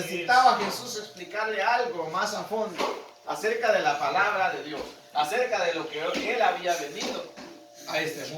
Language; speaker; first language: Spanish; native; Spanish